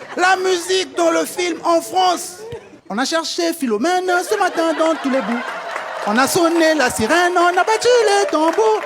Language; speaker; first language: French; non-native, local second language; Lingala